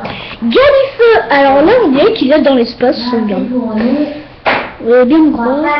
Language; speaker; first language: French; native; French